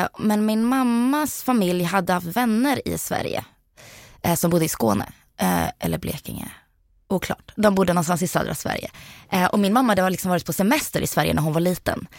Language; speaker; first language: Swedish; early bilingual, other home language; Bosnian